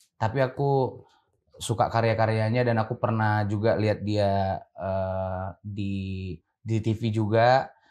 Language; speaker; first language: Indonesian; native; Indonesian